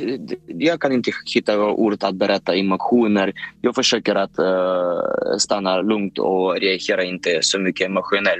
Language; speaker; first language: Swedish; non-native, fluent; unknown